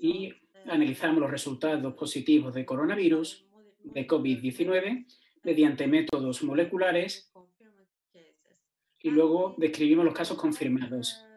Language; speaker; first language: Spanish; non-native, fluent; Turkish